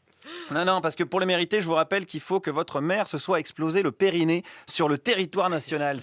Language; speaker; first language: French; native; French